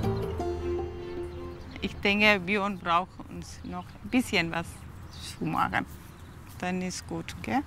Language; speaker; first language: German; non-native, learner; Tamil